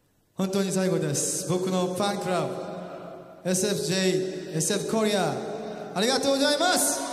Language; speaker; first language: Japanese; non-native, fluent; Korean